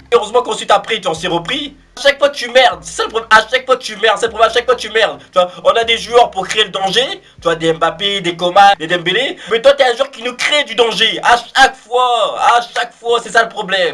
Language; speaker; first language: French; native; French